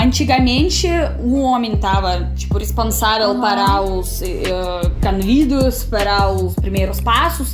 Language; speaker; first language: Portuguese; non-native, fluent; Russian